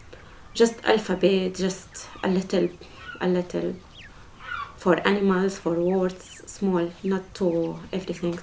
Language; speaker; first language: English; non-native, learner; Arabic